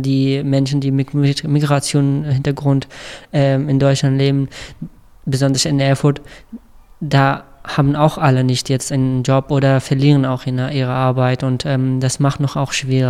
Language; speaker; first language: German; non-native, fluent; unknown